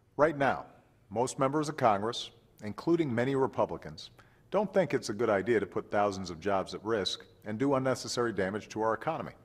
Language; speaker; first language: English; native; English